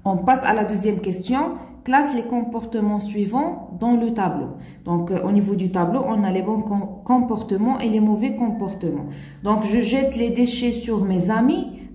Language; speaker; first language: French; non-native, local second language; Arabic